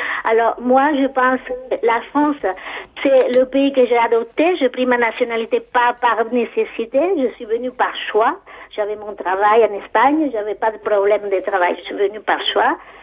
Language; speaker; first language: French; non-native, fluent; Spanish